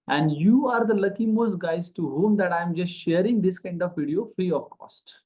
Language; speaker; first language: English; non-native, local second language; Marathi